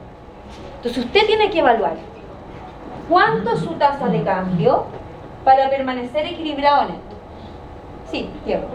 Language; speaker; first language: Spanish; native; Spanish